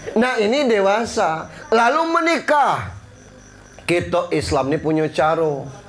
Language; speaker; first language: Malay; native; Malay